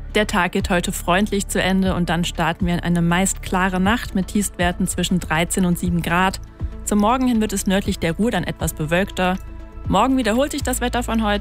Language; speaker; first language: German; native; German